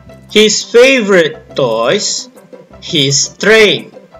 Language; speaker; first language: English; non-native, local second language; Malay